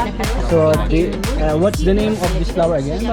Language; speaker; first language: English; non-native, fluent; Filipino